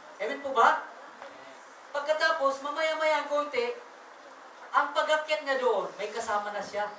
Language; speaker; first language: Filipino; non-native, local second language; Waray